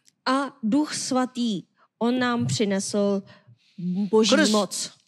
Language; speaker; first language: Czech; non-native, learner; Korean